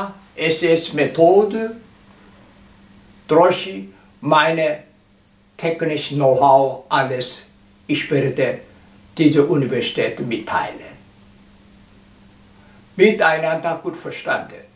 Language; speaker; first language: German; non-native, learner; Korean